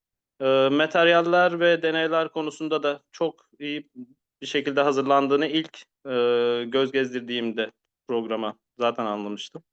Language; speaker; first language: Turkish; native; Turkish